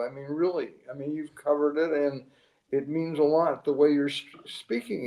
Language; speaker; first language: English; native; English